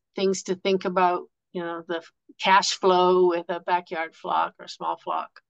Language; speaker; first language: English; native; English